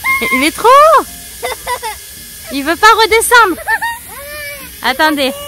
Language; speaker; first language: French; native; French